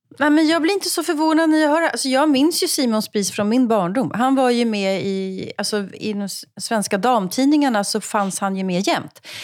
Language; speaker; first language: Swedish; native; Swedish